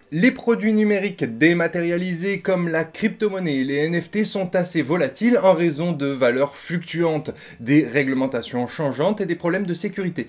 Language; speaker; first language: French; native; French